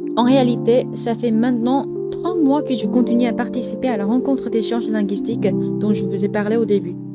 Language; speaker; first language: French; non-native, fluent; Korean